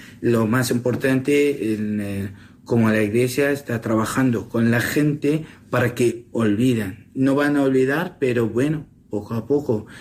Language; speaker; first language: Spanish; non-native, learner; Assyrian Neo-Aramaic